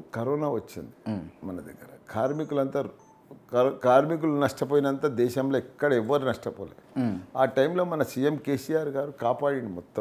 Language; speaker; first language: Telugu; native; Telugu